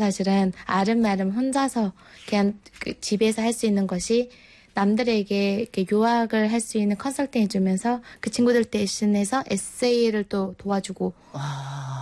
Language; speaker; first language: Korean; non-native, fluent; Mongolian